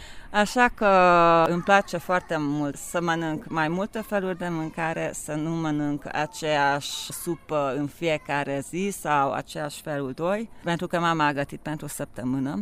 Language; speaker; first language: Romanian; non-native, local second language; Hungarian